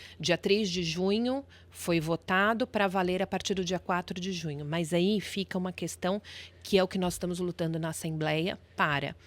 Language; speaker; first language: Portuguese; native; Portuguese